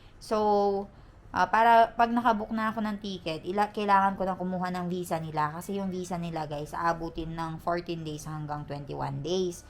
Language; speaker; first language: Filipino; non-native, local second language; Cebuano